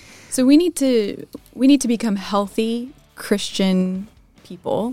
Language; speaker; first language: English; native; English